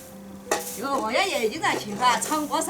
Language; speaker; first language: Chinese; native; Chinese